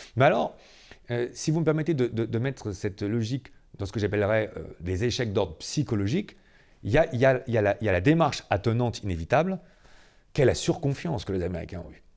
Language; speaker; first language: French; native; French